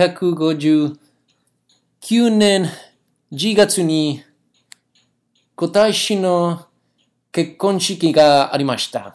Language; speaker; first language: Japanese; non-native, learner; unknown